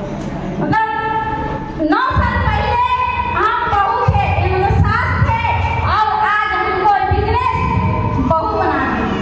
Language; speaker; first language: Hindi; non-native, local second language; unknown